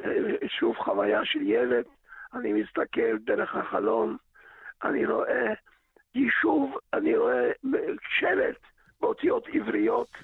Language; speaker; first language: Hebrew; early bilingual, other home language; Yiddish